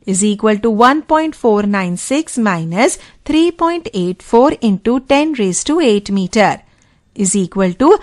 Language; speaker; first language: English; non-native, local second language; Gujarati